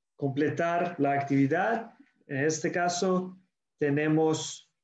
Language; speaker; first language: Spanish; non-native, learner; English